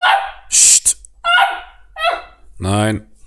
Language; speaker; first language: German; native; German